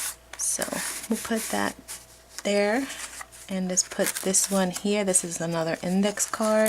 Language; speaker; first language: English; native; English